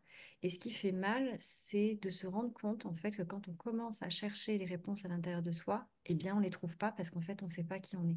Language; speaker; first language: French; native; French